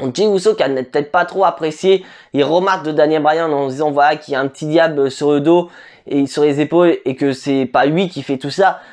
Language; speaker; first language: French; native; French